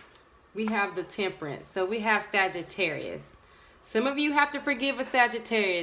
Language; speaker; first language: English; native; English